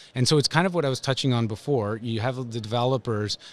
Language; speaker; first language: English; native; English